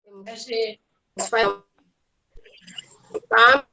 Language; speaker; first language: English; non-native, fluent; Indonesian